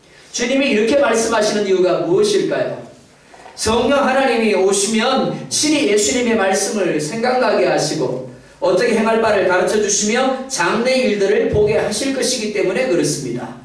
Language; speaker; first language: Korean; native; Korean